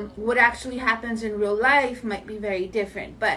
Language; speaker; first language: English; early bilingual, other home language; Spanish